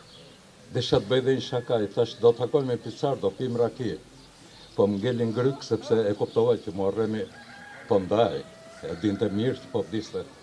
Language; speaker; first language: Albanian; native; Albanian